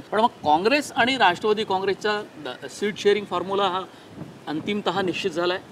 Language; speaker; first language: Marathi; native; Marathi